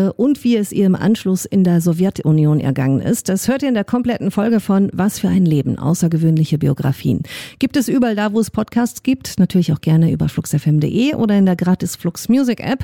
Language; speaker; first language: German; native; German